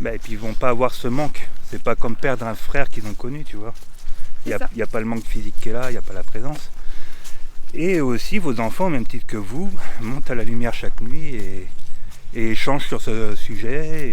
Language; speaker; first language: French; native; French